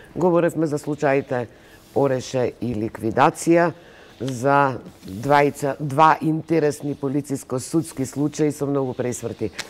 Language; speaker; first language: Macedonian; native; Macedonian